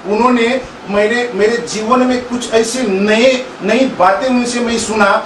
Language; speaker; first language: Hindi; non-native, local second language; Marathi